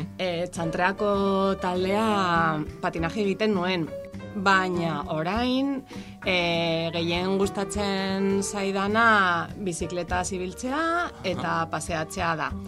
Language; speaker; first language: Basque; non-native, local second language; Spanish